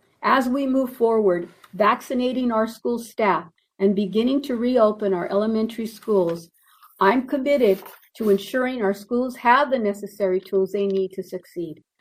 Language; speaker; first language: English; early bilingual, other home language; Spanish